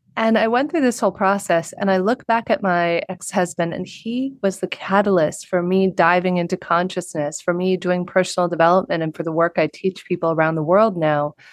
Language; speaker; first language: English; native; English